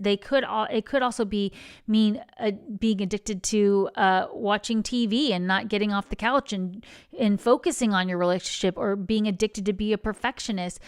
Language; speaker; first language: English; native; English